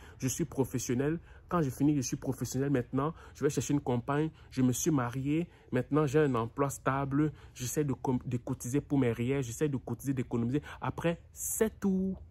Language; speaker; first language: French; native; French